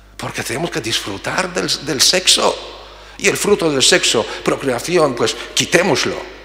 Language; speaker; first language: Spanish; non-native, fluent; Polish